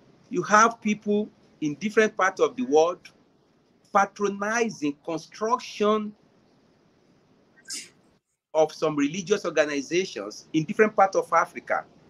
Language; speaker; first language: English; non-native, local second language; Yoruba